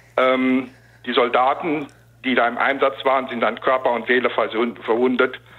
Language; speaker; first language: German; native; German